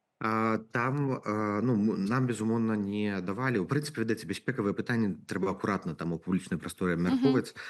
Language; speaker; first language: Belarusian; native; Belarusian